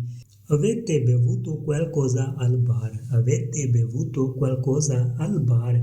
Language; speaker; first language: Italian; non-native, learner; Urdu